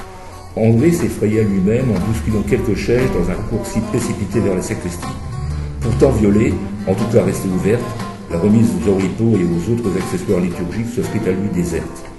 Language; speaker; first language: French; native; French